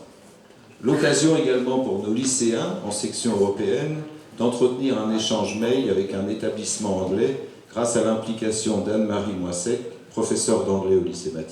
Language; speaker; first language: French; native; French